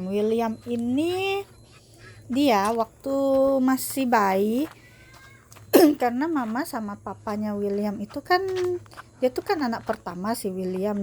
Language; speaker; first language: Indonesian; non-native, local second language; Hakka Chinese